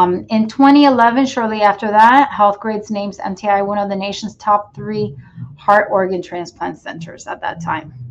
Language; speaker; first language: English; non-native, fluent; Spanish